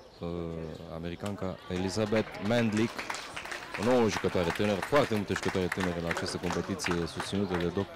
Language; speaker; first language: Romanian; native; Romanian